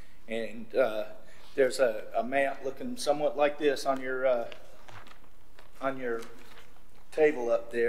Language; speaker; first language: English; native; English